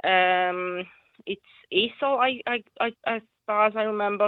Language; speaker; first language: English; non-native, fluent; Polish